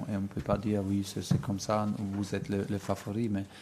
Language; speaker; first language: French; non-native, fluent; German